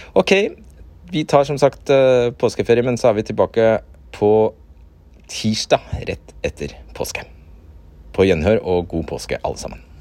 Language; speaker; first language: Norwegian; native; Norwegian